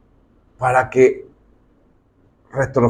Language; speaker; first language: Spanish; native; Spanish